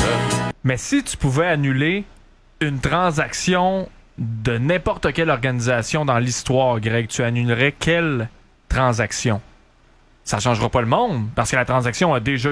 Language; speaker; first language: French; native; French